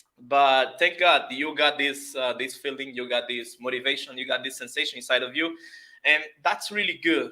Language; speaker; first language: English; non-native, fluent; Portuguese